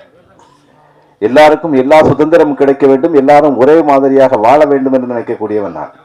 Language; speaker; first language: Tamil; native; Tamil